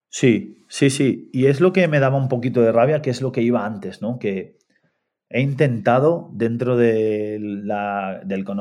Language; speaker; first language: Spanish; native; Spanish